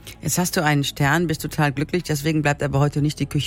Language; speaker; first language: German; native; German